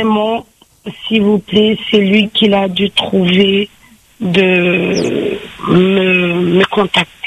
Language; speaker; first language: French; non-native, learner; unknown